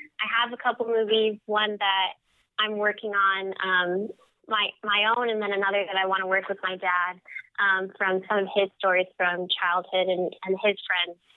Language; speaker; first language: English; native; English